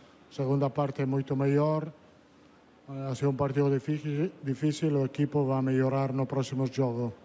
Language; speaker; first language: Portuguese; non-native, fluent; Italian